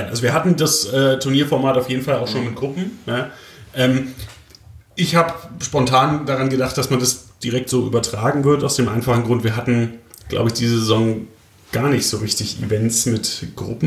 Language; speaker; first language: German; native; German